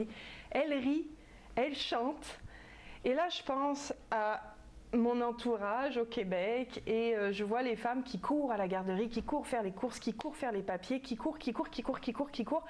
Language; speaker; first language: French; native; French